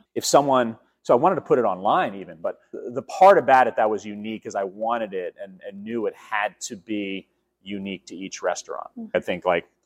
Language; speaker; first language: English; native; English